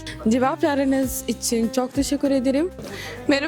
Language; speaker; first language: Turkish; non-native, learner; Urdu